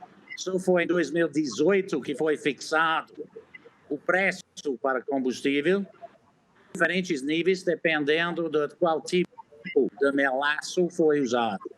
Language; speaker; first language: Portuguese; non-native, fluent; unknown